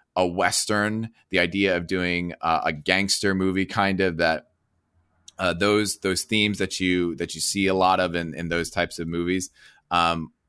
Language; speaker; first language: English; native; English